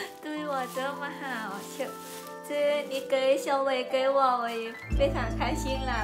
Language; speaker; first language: Chinese; non-native, learner; Lao